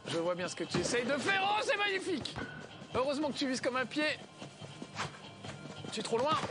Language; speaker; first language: French; native; French